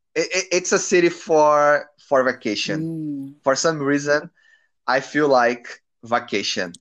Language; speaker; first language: English; non-native, learner; Portuguese